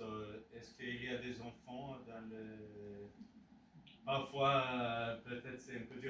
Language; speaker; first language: French; non-native, learner; English